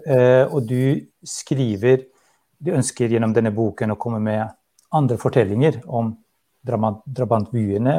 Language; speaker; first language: Norwegian; non-native, fluent; Albanian